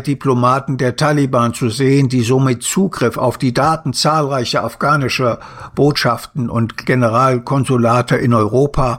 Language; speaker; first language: German; native; German